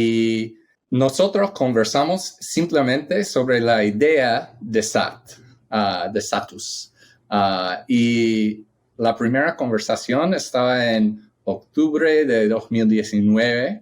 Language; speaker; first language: Spanish; non-native, fluent; English